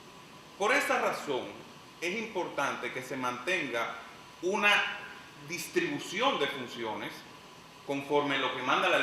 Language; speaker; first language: Spanish; native; Spanish